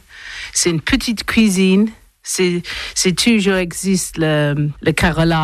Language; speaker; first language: French; non-native, learner; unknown